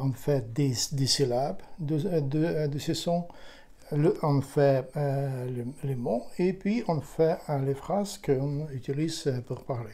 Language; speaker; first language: French; non-native, learner; Ukrainian